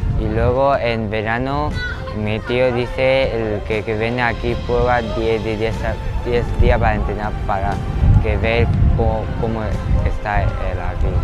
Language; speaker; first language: Spanish; non-native, learner; Chinese